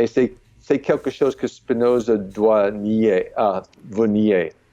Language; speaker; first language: French; non-native, fluent; English